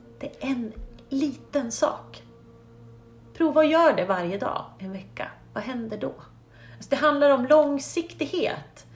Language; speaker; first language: Swedish; native; Swedish